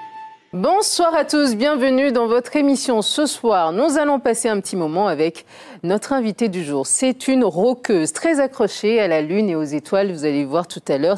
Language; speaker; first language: French; native; French